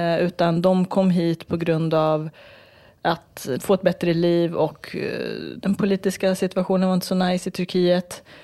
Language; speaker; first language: Swedish; early bilingual, other home language; Kurdish